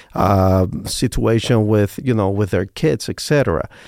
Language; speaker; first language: English; non-native, fluent; Spanish